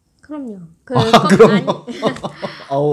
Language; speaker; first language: Korean; non-native, learner; Khmer